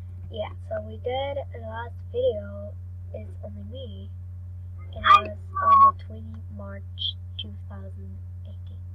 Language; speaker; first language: English; non-native, learner; French